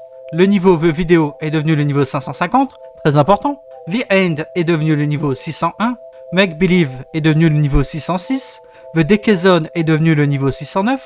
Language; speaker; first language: French; native; French